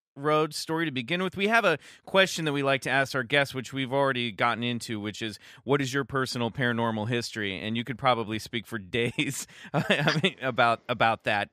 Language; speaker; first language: English; native; English